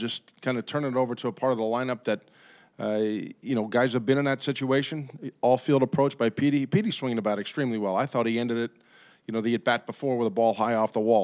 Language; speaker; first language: English; native; English